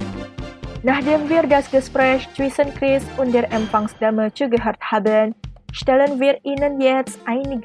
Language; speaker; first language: German; non-native, fluent; Indonesian